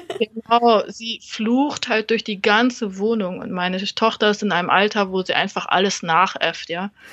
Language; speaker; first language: German; early bilingual, other home language; Vietnamese